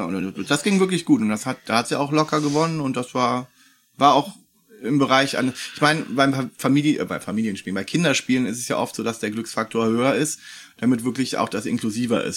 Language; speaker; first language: German; native; German